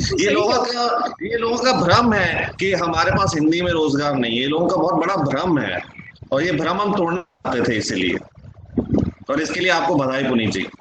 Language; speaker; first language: Hindi; native; Hindi